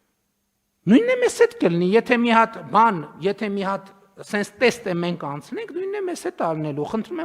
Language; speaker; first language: Armenian; native; Armenian